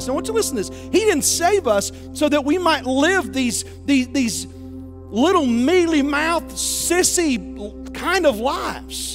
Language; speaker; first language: English; native; English